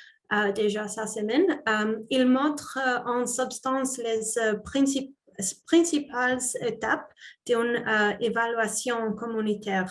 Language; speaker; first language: French; non-native, fluent; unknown